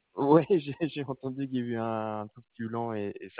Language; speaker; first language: French; native; French